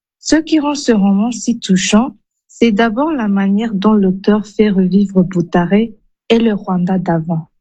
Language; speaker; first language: French; non-native, local second language; Kinyarwanda